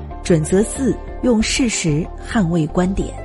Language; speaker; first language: Chinese; native; Chinese